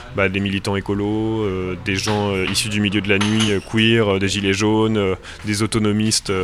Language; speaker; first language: French; native; French